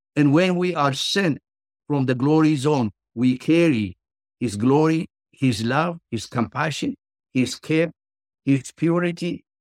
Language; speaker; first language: English; non-native, fluent; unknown